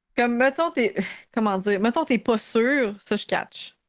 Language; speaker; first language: French; native; French